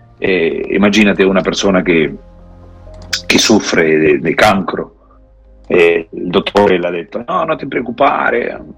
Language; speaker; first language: Italian; non-native, learner; Spanish